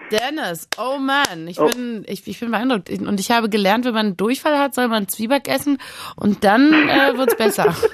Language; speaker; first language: German; native; German